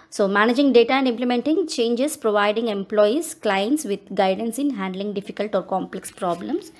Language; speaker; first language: English; non-native, local second language; Telugu